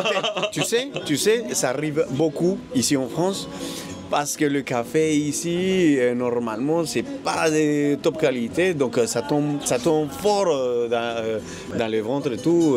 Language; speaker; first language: French; non-native, fluent; Spanish